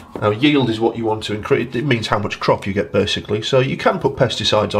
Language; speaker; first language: English; native; English